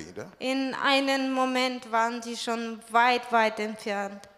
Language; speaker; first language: German; non-native, fluent; Russian